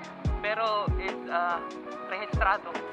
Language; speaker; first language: Spanish; non-native, learner; Filipino